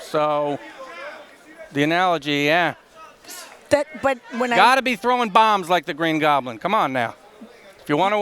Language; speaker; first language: English; native; English